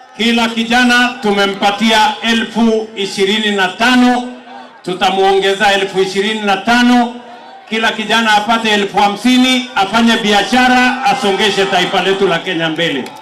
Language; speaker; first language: Swahili; non-native, local second language; Kalenjin